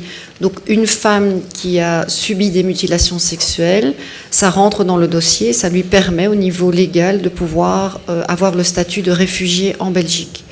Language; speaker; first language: French; native; French